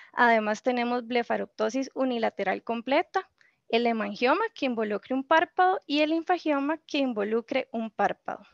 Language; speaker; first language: Spanish; native; Spanish